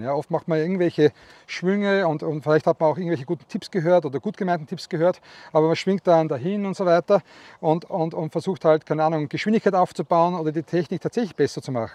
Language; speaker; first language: German; native; German